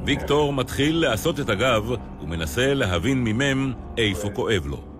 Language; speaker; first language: Hebrew; native; Hebrew